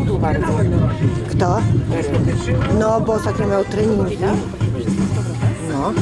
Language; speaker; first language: Polish; native; Polish